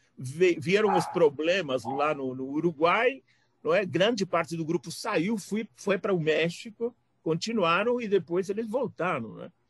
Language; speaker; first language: Portuguese; non-native, fluent; Spanish